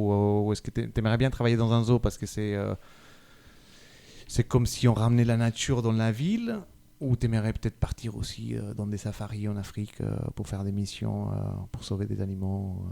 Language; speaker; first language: French; native; French